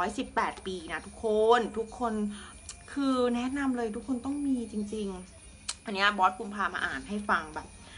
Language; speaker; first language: Thai; native; Thai